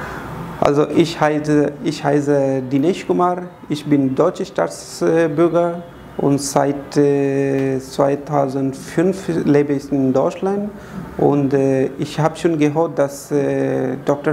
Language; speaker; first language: German; non-native, learner; Hindi